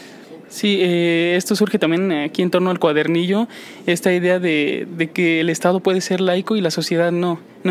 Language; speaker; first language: Spanish; native; Spanish